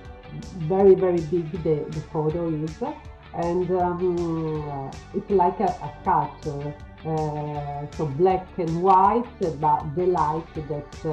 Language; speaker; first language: English; non-native, learner; Italian